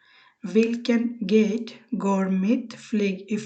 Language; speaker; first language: Swedish; non-native, fluent; Bangla